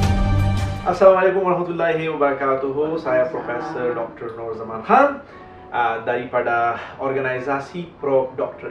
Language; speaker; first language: Indonesian; non-native, learner; Malay